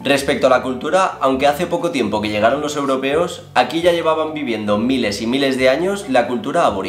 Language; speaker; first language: Spanish; native; Spanish